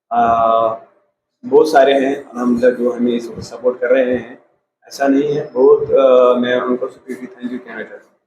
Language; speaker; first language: Hindi; non-native, local second language; Kashmiri